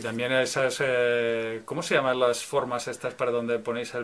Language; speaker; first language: Spanish; native; Spanish